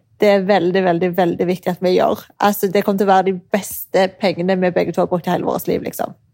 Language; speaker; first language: Norwegian; early bilingual, other home language; Arabic